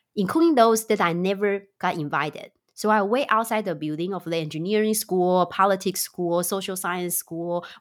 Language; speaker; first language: English; non-native, fluent; Chinese